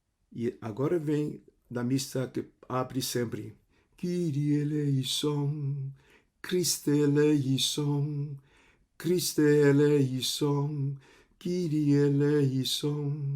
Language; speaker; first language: Portuguese; non-native, fluent; Cantonese